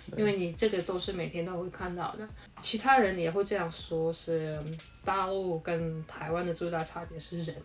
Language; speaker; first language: Chinese; non-native, fluent; Tuvinian